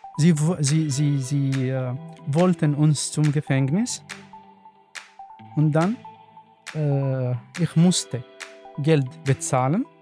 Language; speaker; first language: German; non-native, learner; Arabic